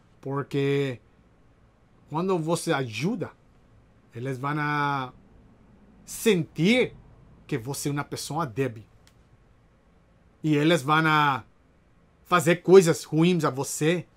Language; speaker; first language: Portuguese; non-native, learner; Spanish